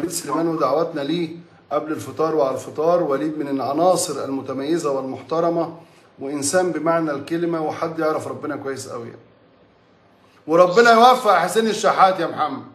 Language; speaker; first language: Arabic; native; Arabic